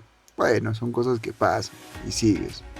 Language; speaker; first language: Spanish; native; Spanish